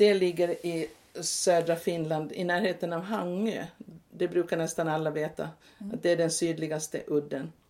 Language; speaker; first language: Swedish; native; Swedish